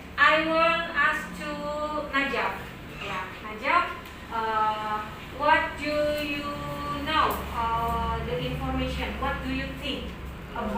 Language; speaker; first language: English; non-native, learner; Indonesian